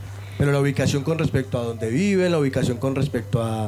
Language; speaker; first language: Spanish; native; Spanish